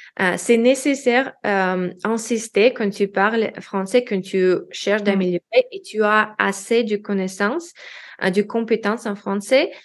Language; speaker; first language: French; non-native, learner; Russian